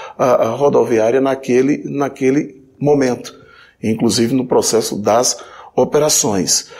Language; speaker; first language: Portuguese; native; Portuguese